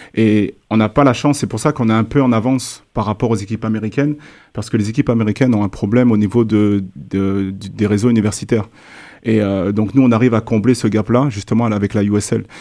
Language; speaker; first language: French; native; French